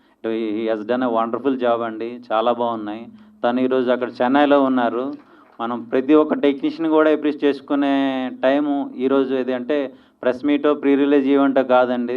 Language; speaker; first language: Telugu; native; Telugu